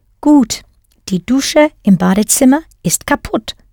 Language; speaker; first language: German; non-native, fluent; English